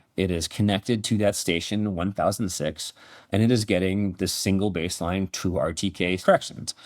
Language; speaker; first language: English; native; English